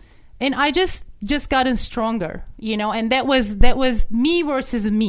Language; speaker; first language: English; non-native, fluent; Turkish